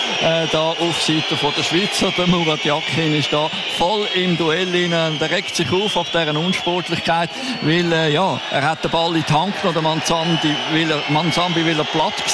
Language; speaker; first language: German; native; German